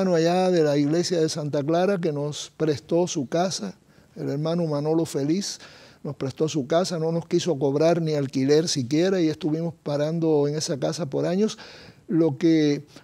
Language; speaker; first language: Spanish; native; Spanish